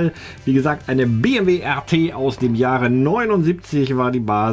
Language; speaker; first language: German; native; German